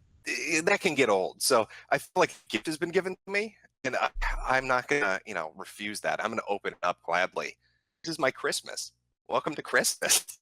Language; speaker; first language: English; native; English